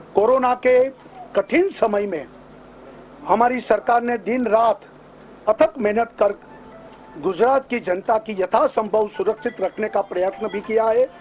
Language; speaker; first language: Hindi; non-native, local second language; Gujarati